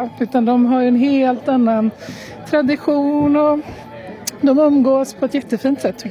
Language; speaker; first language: Swedish; native; Swedish